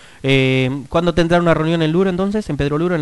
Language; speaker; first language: Spanish; native; Spanish